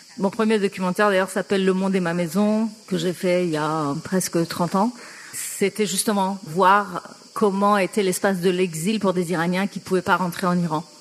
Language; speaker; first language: French; non-native, fluent; Persian